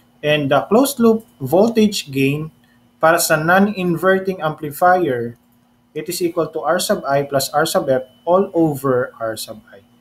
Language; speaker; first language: English; non-native, local second language; Filipino